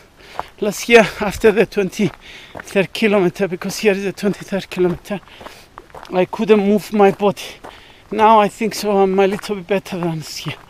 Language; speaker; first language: English; non-native, learner; Greek